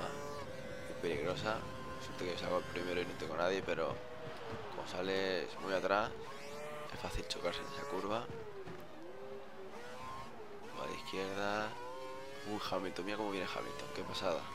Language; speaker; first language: Spanish; native; Spanish